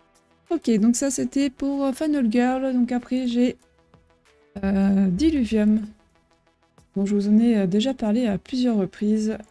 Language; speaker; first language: French; native; French